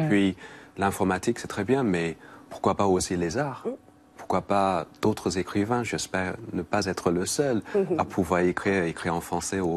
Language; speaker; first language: French; non-native, fluent; English